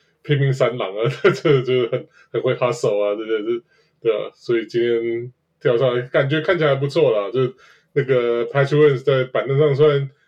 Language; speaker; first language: Chinese; native; Chinese